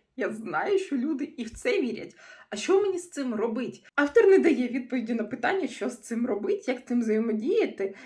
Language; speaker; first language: Ukrainian; non-native, local second language; Russian